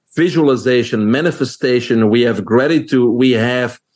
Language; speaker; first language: English; non-native, fluent; French